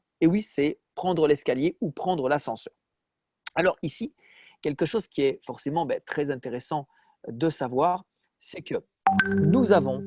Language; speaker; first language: French; native; French